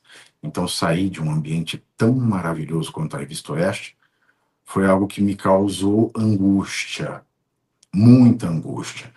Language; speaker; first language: Portuguese; native; Portuguese